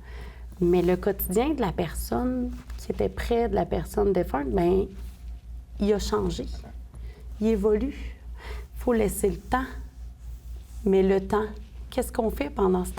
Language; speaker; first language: French; native; French